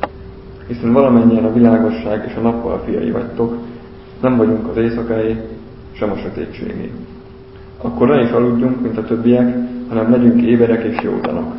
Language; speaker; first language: Hungarian; native; Hungarian